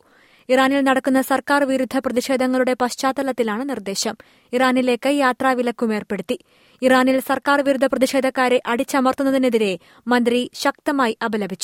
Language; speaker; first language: Malayalam; native; Malayalam